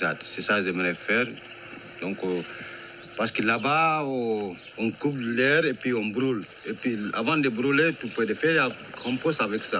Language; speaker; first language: French; non-native, fluent; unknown